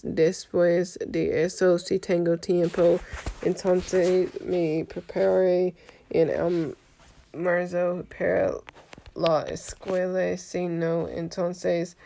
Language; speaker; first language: Spanish; non-native, learner; English